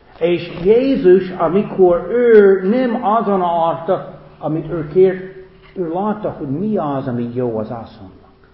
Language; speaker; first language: Hungarian; non-native, fluent; English